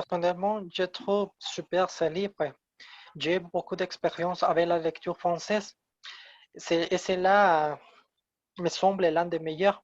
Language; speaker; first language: French; non-native, learner; Spanish